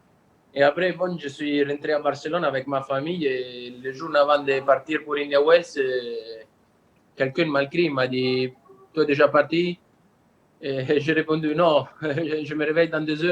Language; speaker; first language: French; non-native, learner; Italian